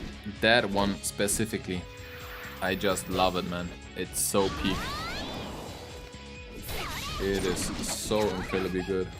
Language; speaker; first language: English; non-native, fluent; German